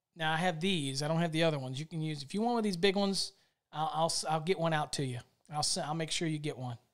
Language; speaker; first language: English; native; English